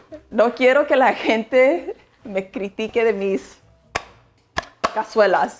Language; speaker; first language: Spanish; early bilingual, heritage; Spanish